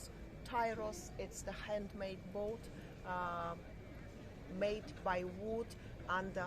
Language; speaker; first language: English; non-native, fluent; Russian